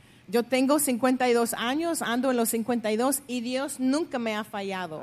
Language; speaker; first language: Spanish; non-native, fluent; English